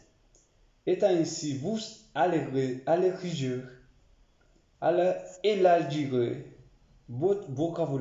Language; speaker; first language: French; non-native, learner; Spanish